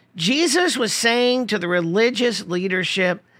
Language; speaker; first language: English; native; English